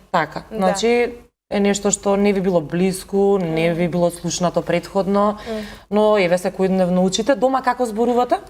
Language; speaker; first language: Macedonian; native; Macedonian